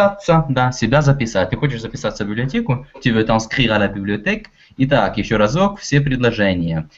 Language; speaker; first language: Russian; native; Russian